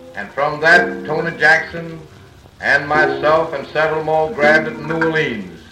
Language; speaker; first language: English; native; English